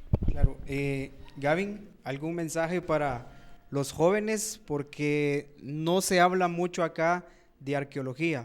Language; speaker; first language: Spanish; native; Spanish